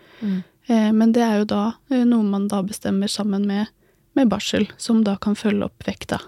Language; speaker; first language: Norwegian; native; Norwegian